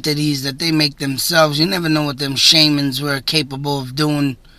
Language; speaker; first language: English; native; English